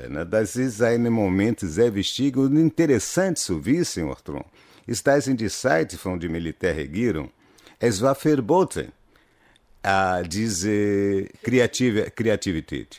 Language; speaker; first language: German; non-native, fluent; Portuguese